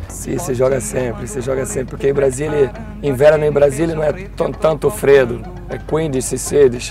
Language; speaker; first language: Italian; non-native, learner; Portuguese